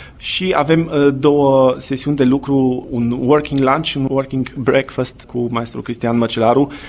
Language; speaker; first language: Romanian; native; Romanian